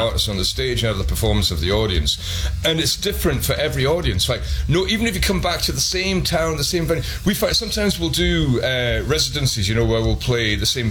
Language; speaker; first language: English; native; English